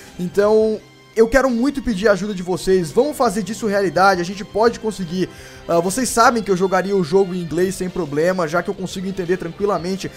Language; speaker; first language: Portuguese; native; Portuguese